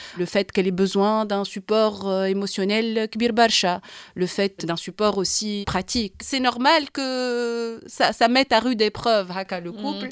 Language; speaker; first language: French; non-native, local second language; Arabic